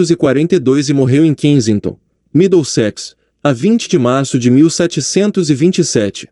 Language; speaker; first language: Portuguese; native; Portuguese